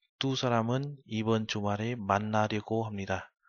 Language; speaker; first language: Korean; non-native, fluent; Vietnamese